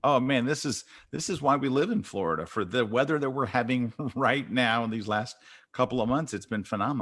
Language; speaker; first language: English; native; English